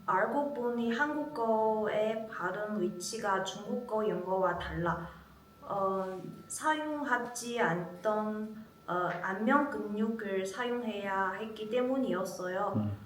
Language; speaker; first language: Korean; non-native, learner; Chinese